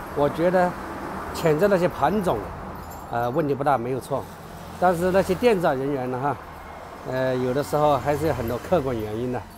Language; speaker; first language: Chinese; native; Chinese